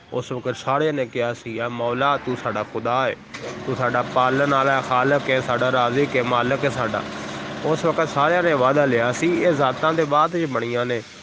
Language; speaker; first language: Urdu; non-native, local second language; Punjabi